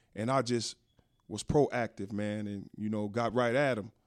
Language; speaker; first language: English; native; English